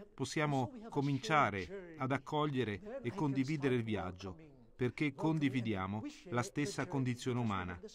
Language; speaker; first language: Italian; non-native, fluent; Amharic